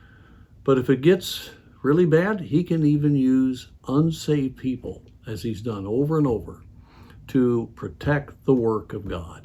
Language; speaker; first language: English; native; English